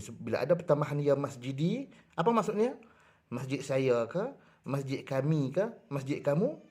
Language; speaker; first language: Malay; native; Malay